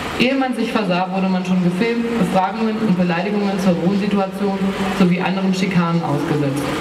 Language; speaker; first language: German; native; German